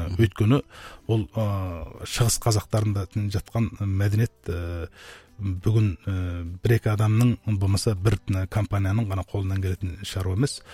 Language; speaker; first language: Kazakh; native; Kazakh